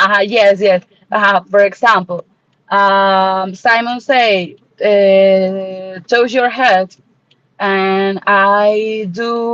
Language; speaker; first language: English; non-native, learner; Spanish